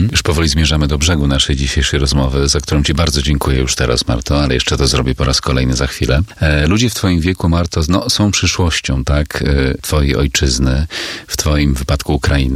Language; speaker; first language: Polish; native; Polish